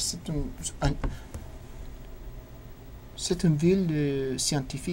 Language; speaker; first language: French; non-native, learner; English